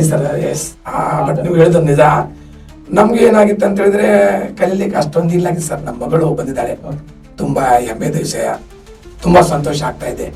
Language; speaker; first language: Kannada; non-native, local second language; Urdu